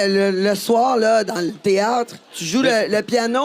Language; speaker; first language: French; native; French